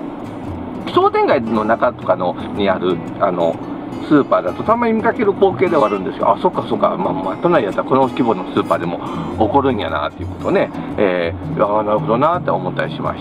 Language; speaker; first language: Japanese; native; Japanese